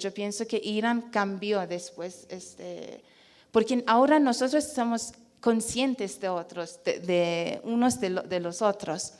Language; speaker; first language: Spanish; non-native, fluent; Persian